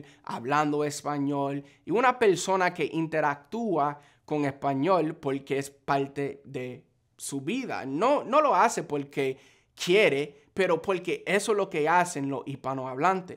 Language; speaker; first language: Spanish; non-native, fluent; English